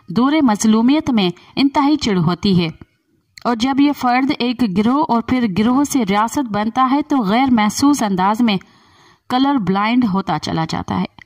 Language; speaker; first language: Urdu; non-native, local second language; Sindhi